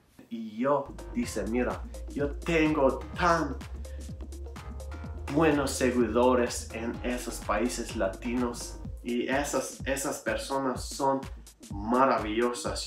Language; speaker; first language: Spanish; non-native, learner; Albanian